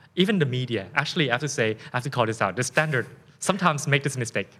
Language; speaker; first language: English; non-native, fluent; Thai